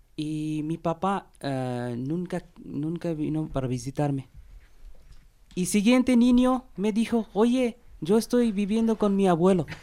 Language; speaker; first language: Spanish; non-native, learner; Bangla